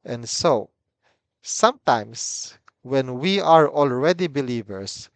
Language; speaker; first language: English; non-native, local second language; Filipino